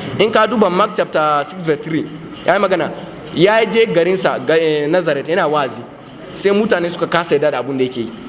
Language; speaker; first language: Hausa; non-native, local second language; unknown